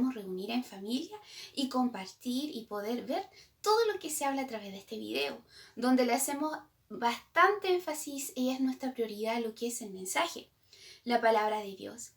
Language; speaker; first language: Spanish; native; Spanish